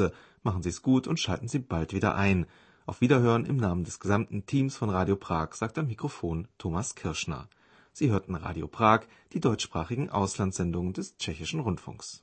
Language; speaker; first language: German; native; German